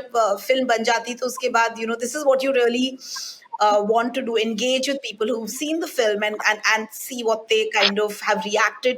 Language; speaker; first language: English; non-native, local second language; Hindi